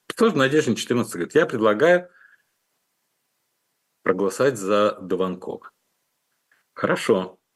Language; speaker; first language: Russian; native; Russian